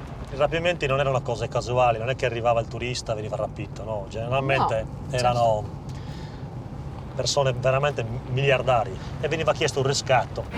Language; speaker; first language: Italian; native; Italian